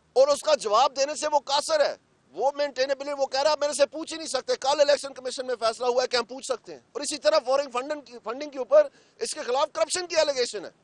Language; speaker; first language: Urdu; non-native, local second language; Punjabi